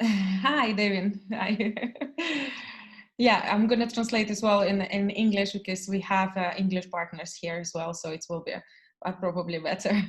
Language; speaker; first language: English; non-native, learner; Russian